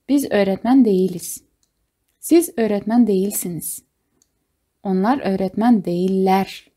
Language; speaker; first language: Turkish; non-native, fluent; Kazakh